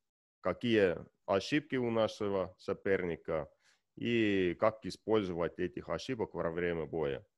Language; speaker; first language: Russian; non-native, learner; Estonian